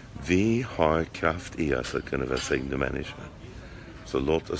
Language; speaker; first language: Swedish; non-native, fluent; English